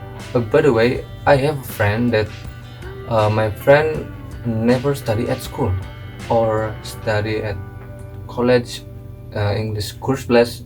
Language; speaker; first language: English; non-native, learner; Indonesian